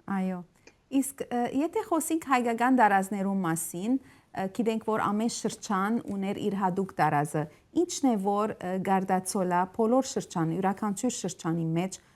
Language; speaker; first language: Armenian; early bilingual, heritage; Armenian